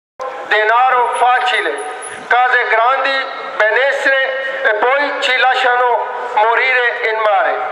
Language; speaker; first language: Italian; non-native, learner; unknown